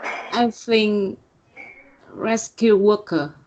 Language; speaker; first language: English; non-native, learner; Vietnamese